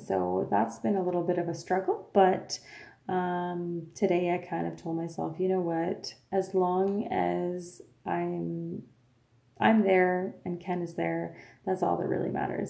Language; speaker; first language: English; non-native, fluent; French